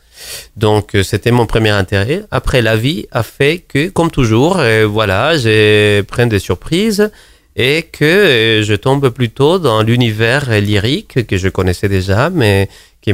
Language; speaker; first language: French; non-native, fluent; Spanish